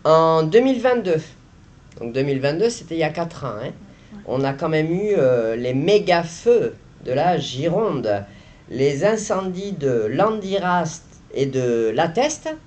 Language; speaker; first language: French; native; French